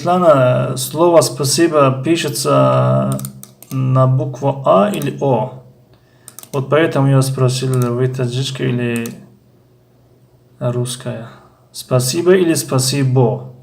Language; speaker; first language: Russian; non-native, learner; Tajik